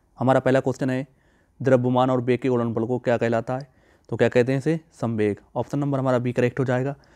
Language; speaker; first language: Hindi; native; Hindi